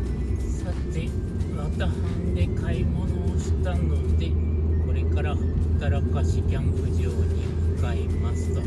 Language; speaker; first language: Japanese; native; Japanese